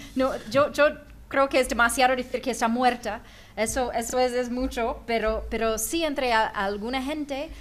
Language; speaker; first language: Spanish; non-native, fluent; English